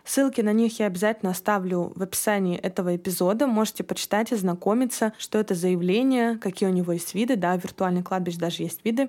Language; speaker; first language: Russian; native; Russian